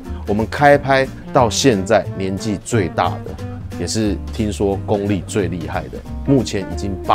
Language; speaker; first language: Chinese; native; Chinese